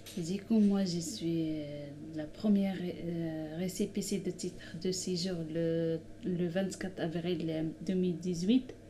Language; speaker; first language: French; non-native, local second language; Arabic